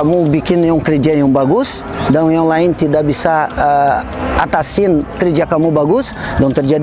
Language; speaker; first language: Indonesian; non-native, fluent; Portuguese